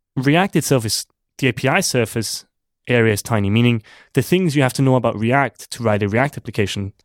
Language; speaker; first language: English; non-native, fluent; German